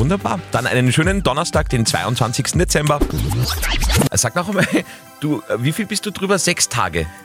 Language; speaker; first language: German; native; German